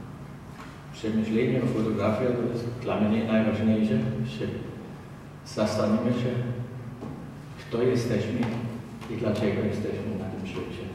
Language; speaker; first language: Polish; non-native, learner; German